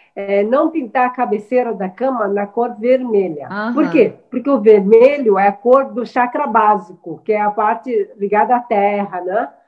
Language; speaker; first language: Portuguese; early bilingual, other home language; Chinese